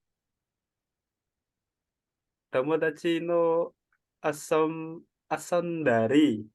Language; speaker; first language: Japanese; non-native, learner; Indonesian